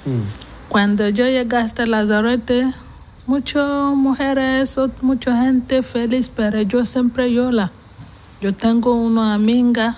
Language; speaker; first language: Spanish; non-native, learner; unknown